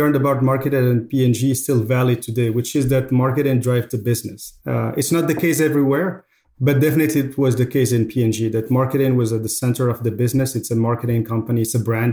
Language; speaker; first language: English; non-native, fluent; Arabic